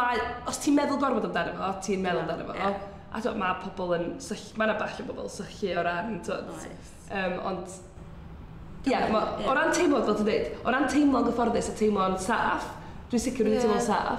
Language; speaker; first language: Welsh; native; Welsh